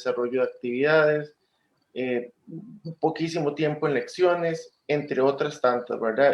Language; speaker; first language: Spanish; native; Spanish